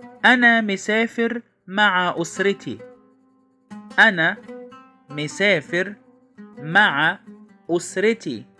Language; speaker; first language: Arabic; non-native, fluent; Portuguese